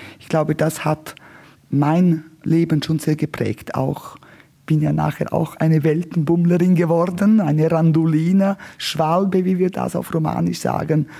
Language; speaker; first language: German; non-native, local second language; Romansh